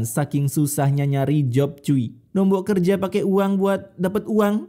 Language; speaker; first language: Indonesian; native; Indonesian